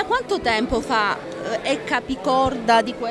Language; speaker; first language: Italian; native; Italian